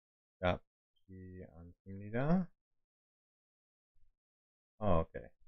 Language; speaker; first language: Korean; non-native, learner; English